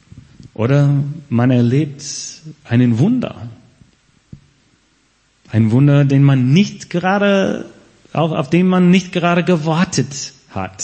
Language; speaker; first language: German; non-native, fluent; English